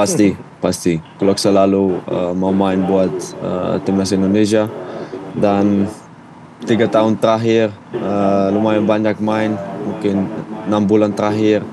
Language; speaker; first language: Indonesian; non-native, fluent; Dutch